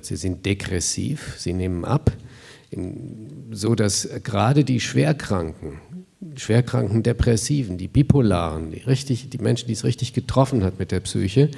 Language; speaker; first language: German; native; German